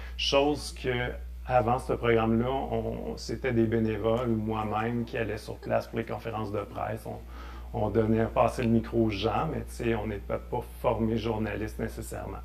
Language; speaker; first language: French; native; French